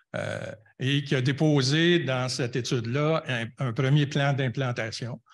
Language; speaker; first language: French; native; French